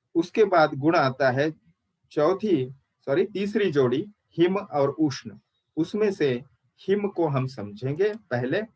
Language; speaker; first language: Hindi; non-native, local second language; Marathi